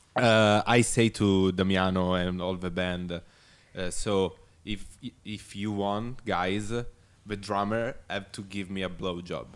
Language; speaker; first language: English; non-native, learner; Italian